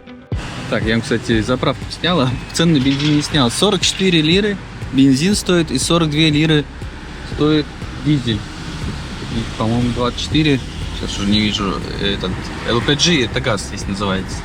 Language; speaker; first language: Russian; native; Russian